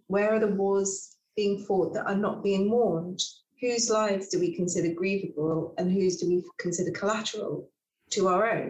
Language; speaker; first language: English; native; English